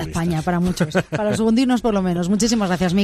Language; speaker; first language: Spanish; native; Spanish